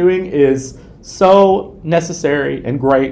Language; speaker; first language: English; native; English